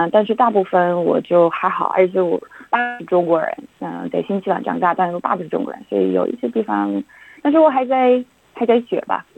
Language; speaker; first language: Chinese; non-native, fluent; English